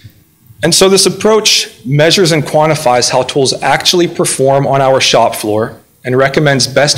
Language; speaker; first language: English; native; English